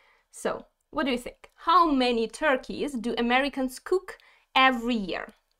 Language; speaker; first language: English; non-native, fluent; Ukrainian